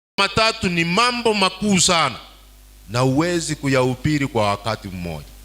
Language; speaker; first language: Swahili; non-native, local second language; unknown